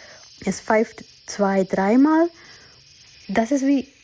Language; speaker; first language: German; non-native, learner; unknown